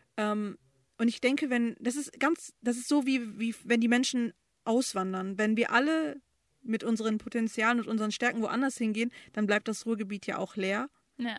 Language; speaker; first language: German; early bilingual, other home language; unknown